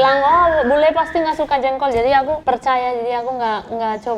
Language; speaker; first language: Indonesian; non-native, fluent; Spanish